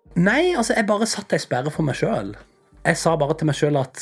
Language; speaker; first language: Norwegian; native; Norwegian